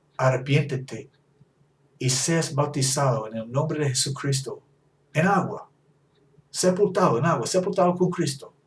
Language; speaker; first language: Spanish; non-native, fluent; English